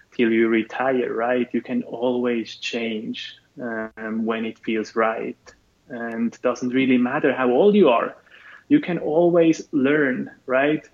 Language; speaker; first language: English; non-native, fluent; German